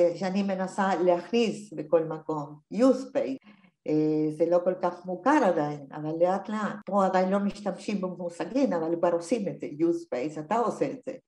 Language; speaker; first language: Hebrew; non-native, fluent; Spanish